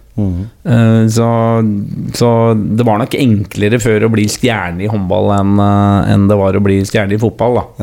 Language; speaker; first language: Norwegian; native; Norwegian